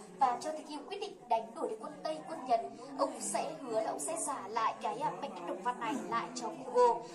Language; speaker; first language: Vietnamese; non-native, local second language; Hmong